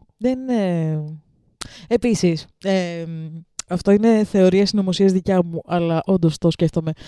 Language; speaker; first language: Greek; early bilingual, other home language; Russian